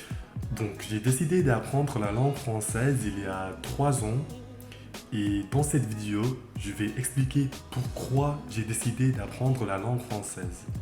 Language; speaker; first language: French; non-native, fluent; English